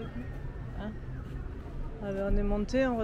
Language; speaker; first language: French; native; French